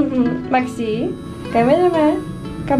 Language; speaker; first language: Czech; native; Czech